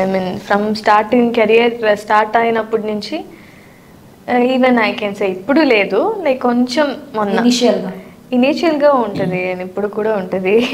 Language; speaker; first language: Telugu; non-native, learner; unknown